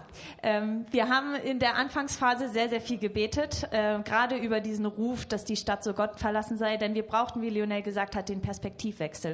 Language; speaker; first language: German; native; German